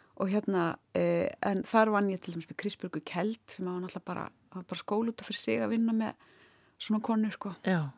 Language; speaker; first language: Icelandic; native; Icelandic